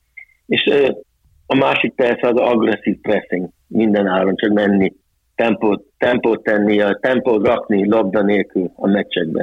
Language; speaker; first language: Hungarian; early bilingual, heritage; Hungarian